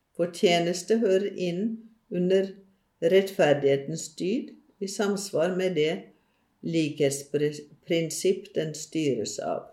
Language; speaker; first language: Norwegian; native; Norwegian